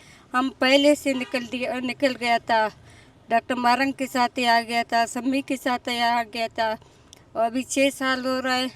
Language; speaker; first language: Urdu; non-native, local second language; Baluchi